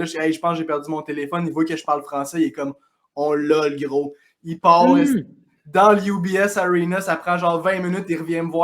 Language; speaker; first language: French; native; French